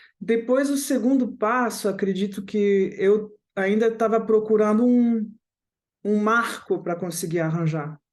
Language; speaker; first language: Portuguese; non-native, fluent; French